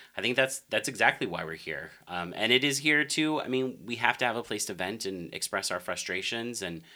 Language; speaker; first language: English; native; English